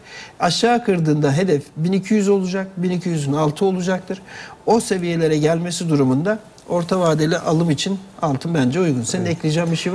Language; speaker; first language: Turkish; native; Turkish